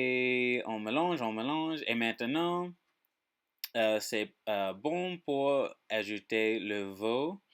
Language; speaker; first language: French; non-native, learner; English